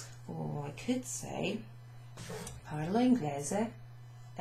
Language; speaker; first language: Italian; non-native, fluent; English